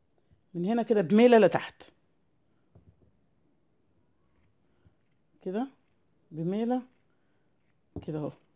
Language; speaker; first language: Arabic; native; Arabic